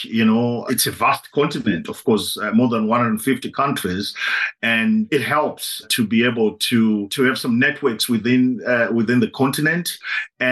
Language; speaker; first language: English; non-native, local second language; Shona